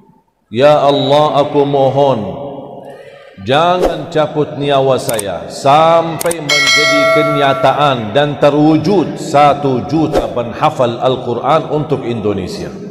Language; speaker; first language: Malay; non-native, fluent; Arabic